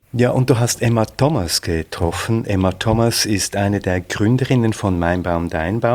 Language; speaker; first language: German; native; German